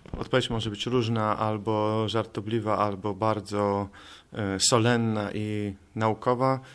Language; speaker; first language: Polish; native; Polish